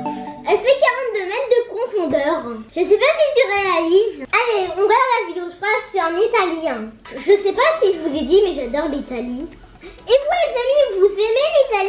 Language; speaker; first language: French; native; French